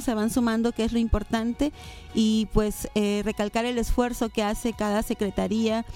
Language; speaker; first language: Spanish; native; Spanish